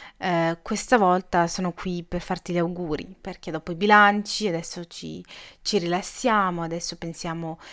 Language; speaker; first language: Italian; native; Italian